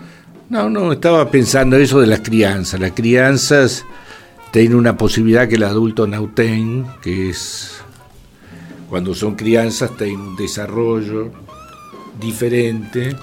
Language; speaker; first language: Portuguese; non-native, fluent; Spanish